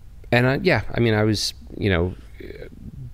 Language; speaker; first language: English; native; English